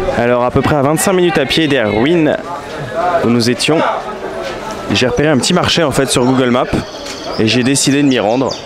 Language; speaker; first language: French; native; French